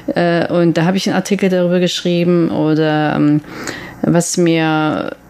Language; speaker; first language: German; native; German